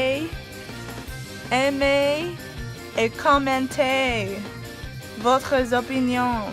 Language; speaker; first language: French; non-native, learner; English